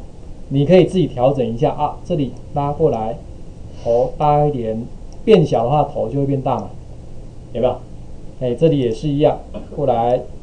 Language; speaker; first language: Chinese; native; Chinese